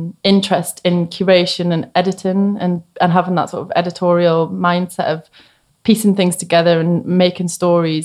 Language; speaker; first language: English; native; English